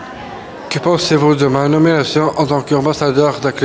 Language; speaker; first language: French; native; French